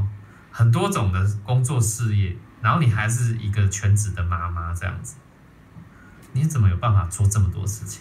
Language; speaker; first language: Chinese; native; Chinese